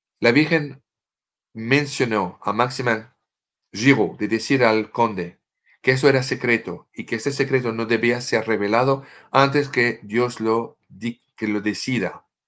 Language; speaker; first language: Spanish; non-native, fluent; French